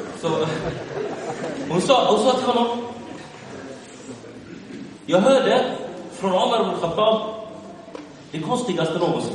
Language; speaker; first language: Swedish; early bilingual, other home language; Arabic